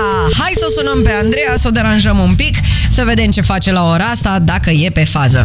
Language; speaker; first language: Romanian; native; Romanian